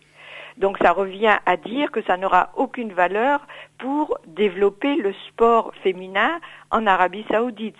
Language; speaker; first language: French; native; French